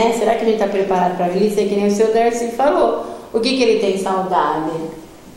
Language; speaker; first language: Portuguese; native; Portuguese